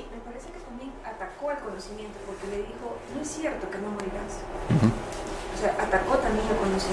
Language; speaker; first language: Spanish; native; Spanish